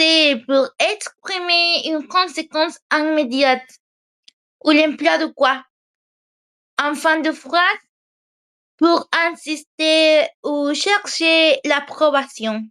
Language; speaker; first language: French; non-native, learner; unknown